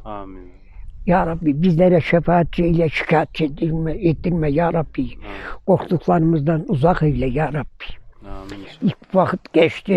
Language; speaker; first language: Turkish; native; Turkish